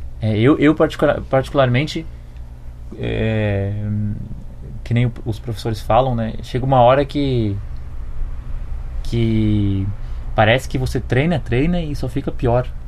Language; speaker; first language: Portuguese; native; Portuguese